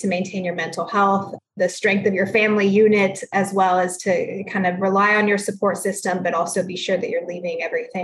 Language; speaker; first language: English; early bilingual, other home language; Spanish